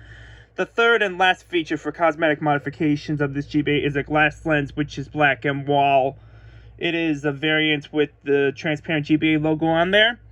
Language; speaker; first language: English; native; English